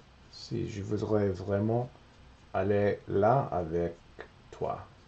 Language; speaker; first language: French; non-native, learner; English